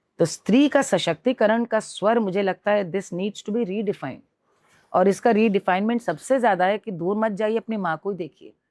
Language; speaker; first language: Hindi; native; Hindi